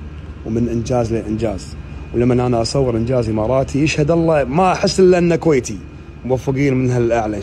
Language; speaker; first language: Arabic; native; Arabic